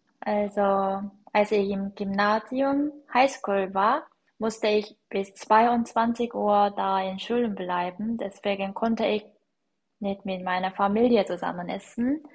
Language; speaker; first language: German; non-native, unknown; Korean